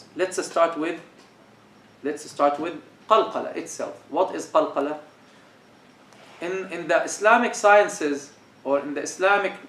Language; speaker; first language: English; non-native, fluent; Arabic